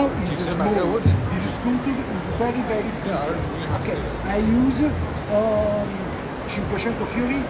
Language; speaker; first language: English; non-native, learner; Italian